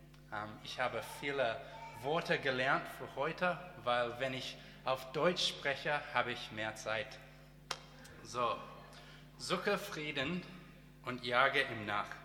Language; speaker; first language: German; non-native, learner; English